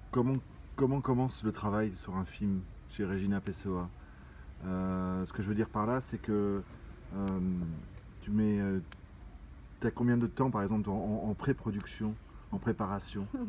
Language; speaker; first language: French; native; French